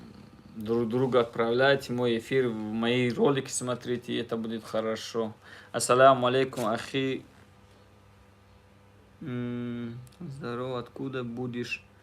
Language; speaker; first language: Russian; non-native, learner; Tajik